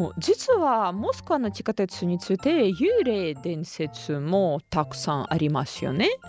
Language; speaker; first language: Japanese; non-native, learner; Russian